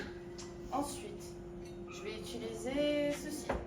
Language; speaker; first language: French; native; French